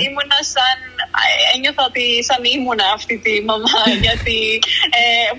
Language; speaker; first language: Greek; early bilingual, other home language; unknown